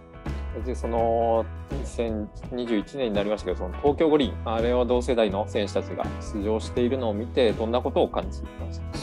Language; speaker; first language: Japanese; native; Japanese